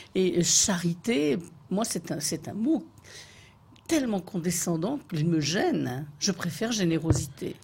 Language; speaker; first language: French; native; French